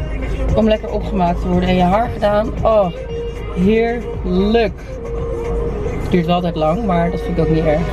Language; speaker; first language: Dutch; native; Dutch